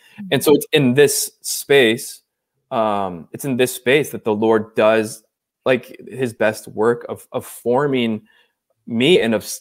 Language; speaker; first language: English; native; English